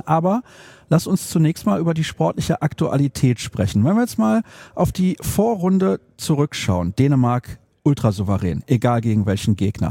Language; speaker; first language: German; native; German